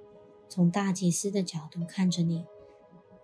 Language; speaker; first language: Chinese; native; Chinese